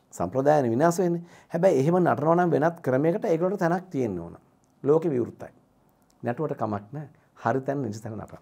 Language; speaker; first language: Sinhala; native; Sinhala